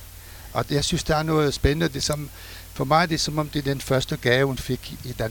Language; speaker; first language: Danish; non-native, fluent; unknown